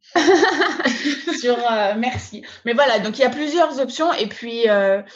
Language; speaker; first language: French; native; French